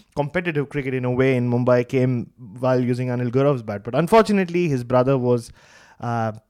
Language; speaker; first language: English; non-native, local second language; Tamil